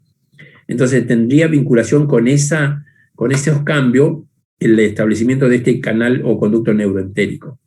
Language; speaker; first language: Spanish; native; Spanish